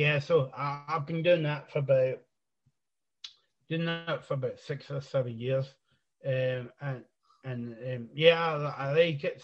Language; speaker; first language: English; native; English